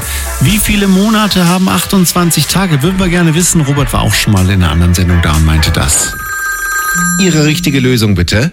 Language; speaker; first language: German; native; German